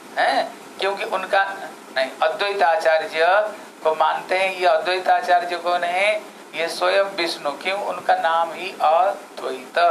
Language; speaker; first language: Hindi; non-native, local second language; Odia